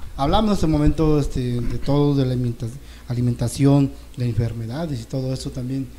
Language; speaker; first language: Spanish; non-native, local second language; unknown